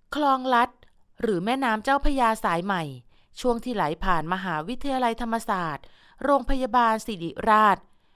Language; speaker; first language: Thai; native; Thai